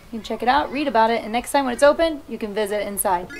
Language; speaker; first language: English; native; English